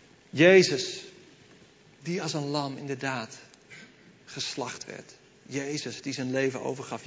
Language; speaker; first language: Dutch; native; Dutch